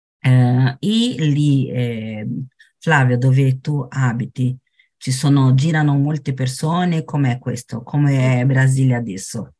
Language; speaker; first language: Italian; non-native, fluent; Portuguese